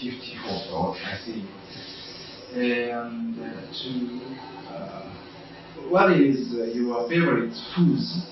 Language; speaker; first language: English; non-native, learner; Japanese